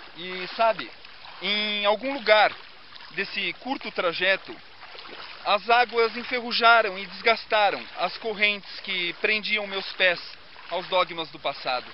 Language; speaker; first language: Portuguese; native; Portuguese